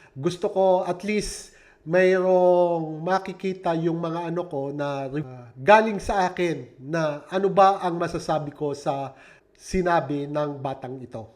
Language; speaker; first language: Filipino; native; Filipino